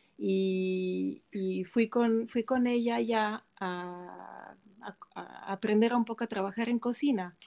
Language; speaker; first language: Spanish; non-native, fluent; Italian